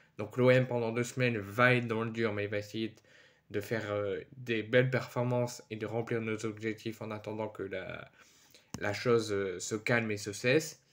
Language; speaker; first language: French; native; French